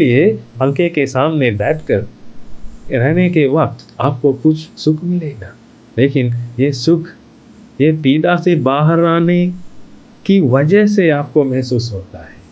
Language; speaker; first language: Hindi; non-native, fluent; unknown